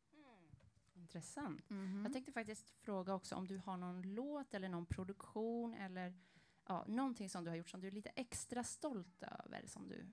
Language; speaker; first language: Swedish; native; Swedish